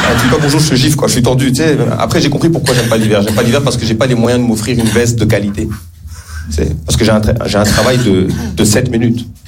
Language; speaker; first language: French; early bilingual, other home language; Kinyarwanda